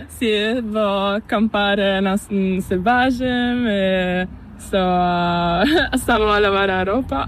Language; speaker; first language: Spanish; non-native, learner; Italian